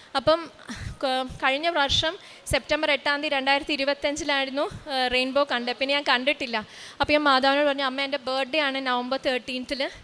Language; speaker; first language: Malayalam; native; Malayalam